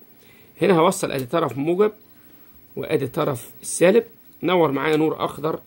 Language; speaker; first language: Arabic; native; Arabic